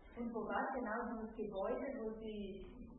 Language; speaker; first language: German; non-native, fluent; Italian